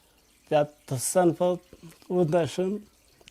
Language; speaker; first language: German; non-native, learner; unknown